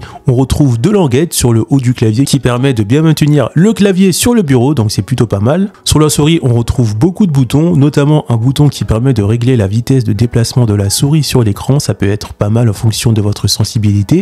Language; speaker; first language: French; native; French